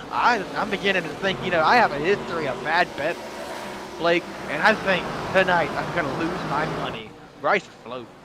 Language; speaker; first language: English; native; English